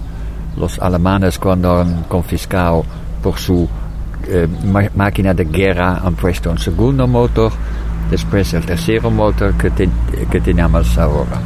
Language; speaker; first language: Spanish; non-native, fluent; Dutch